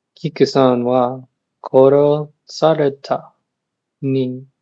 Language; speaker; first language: Japanese; non-native, learner; English